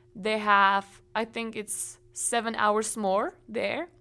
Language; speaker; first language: English; non-native, fluent; Czech